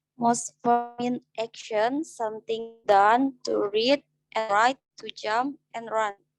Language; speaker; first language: English; non-native, learner; Indonesian